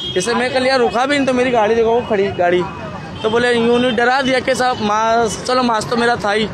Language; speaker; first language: Hindi; non-native, local second language; Gujarati